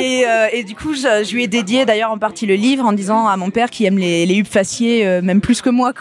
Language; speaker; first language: French; native; French